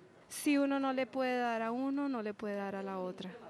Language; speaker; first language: Spanish; native; Spanish